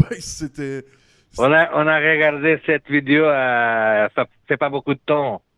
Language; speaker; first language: French; non-native, learner; Portuguese